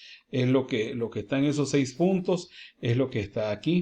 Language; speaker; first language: Spanish; native; Spanish